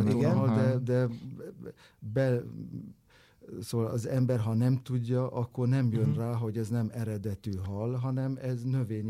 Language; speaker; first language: Hungarian; non-native, fluent; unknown